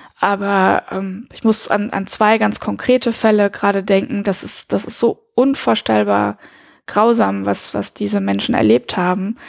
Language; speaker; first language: German; early bilingual, heritage; German